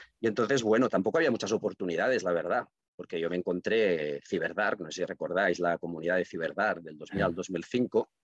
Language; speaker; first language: Spanish; non-native, local second language; Catalan